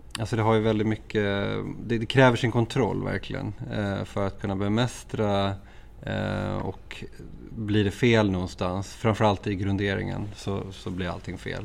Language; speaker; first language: Swedish; native; Swedish